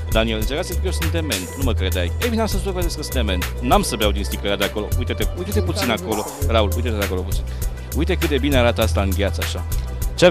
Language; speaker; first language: Romanian; native; Romanian